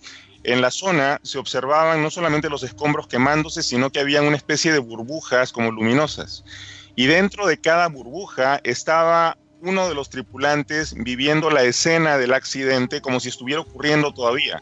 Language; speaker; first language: Spanish; native; Spanish